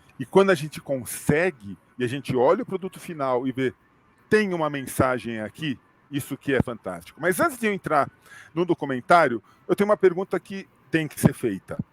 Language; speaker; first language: Portuguese; native; Portuguese